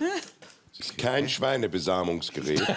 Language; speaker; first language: German; native; German